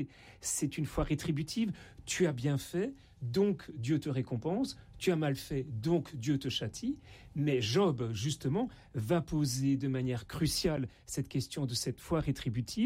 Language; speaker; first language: French; native; French